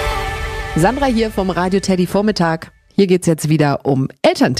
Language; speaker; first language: German; native; German